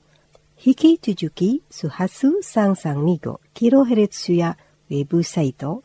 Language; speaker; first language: Japanese; non-native, fluent; Indonesian